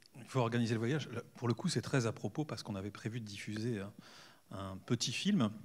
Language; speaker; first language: French; native; French